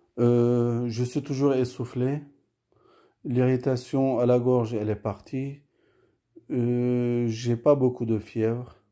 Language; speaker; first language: French; early bilingual, other home language; Turkish